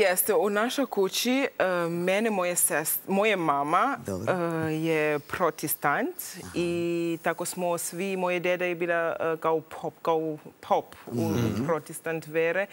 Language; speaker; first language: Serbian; non-native, learner; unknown